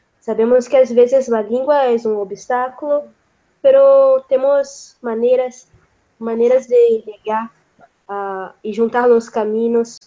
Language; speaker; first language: Portuguese; non-native, fluent; Spanish